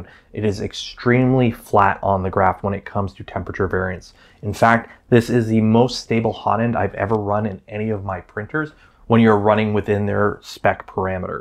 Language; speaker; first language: English; native; English